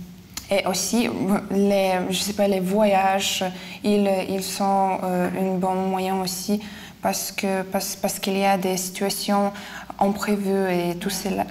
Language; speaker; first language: French; non-native, fluent; Lithuanian